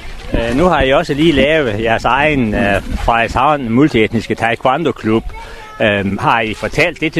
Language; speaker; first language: Danish; native; Danish